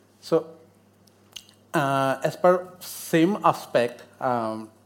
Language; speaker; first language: English; non-native, local second language; Bangla